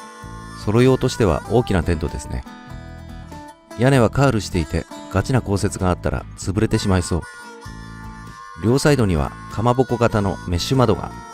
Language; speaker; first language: Japanese; native; Japanese